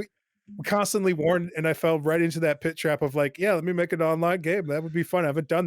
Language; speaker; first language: English; native; English